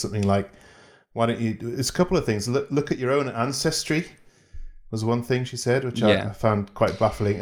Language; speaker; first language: English; native; English